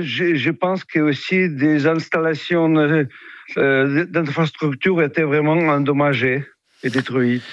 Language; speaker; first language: French; non-native, fluent; Ukrainian